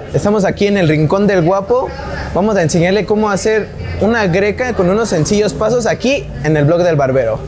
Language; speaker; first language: Spanish; native; Spanish